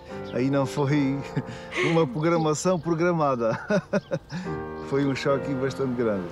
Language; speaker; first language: Portuguese; native; Portuguese